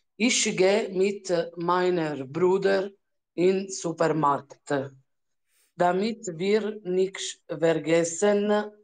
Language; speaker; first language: German; non-native, learner; Italian